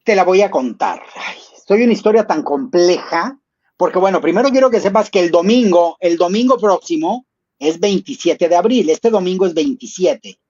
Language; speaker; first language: Spanish; native; Spanish